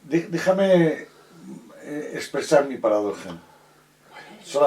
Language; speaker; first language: Spanish; native; Spanish